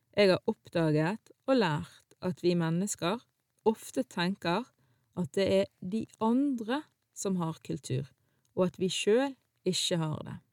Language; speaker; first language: Norwegian; early bilingual, other home language; Arabic